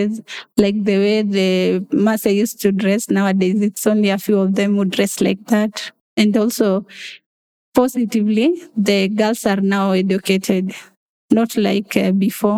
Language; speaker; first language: English; non-native, local second language; Masai